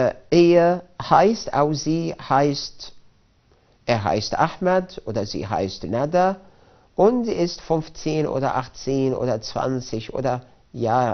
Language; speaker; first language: German; non-native, fluent; Arabic